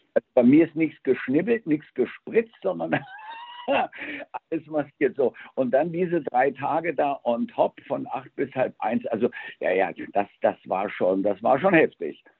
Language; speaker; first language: German; early bilingual, other home language; Spanish